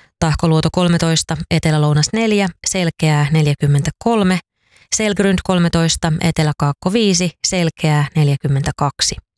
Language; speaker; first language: Finnish; native; Finnish